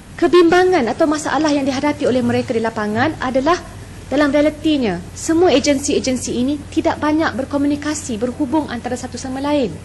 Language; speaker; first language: Malay; native; Malay